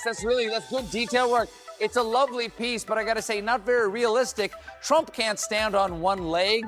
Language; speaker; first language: English; native; English